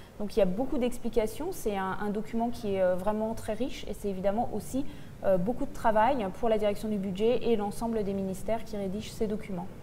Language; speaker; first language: French; native; French